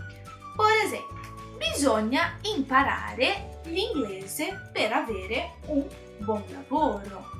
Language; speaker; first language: Italian; non-native, fluent; Portuguese